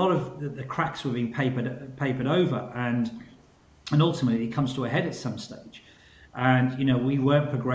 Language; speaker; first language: English; native; English